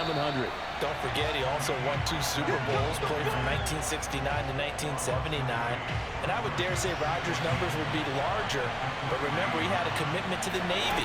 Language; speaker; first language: English; native; English